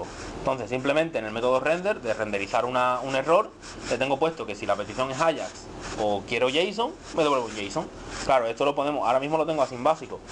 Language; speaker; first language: Spanish; native; Spanish